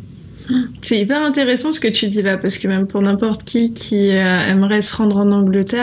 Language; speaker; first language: French; native; French